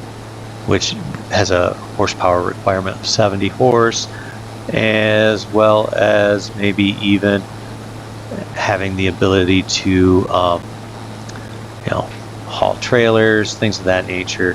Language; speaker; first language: English; native; English